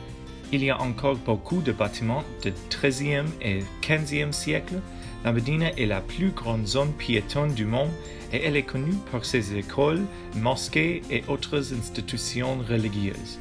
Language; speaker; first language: French; non-native, learner; English